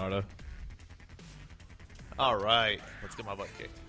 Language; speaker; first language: English; native; English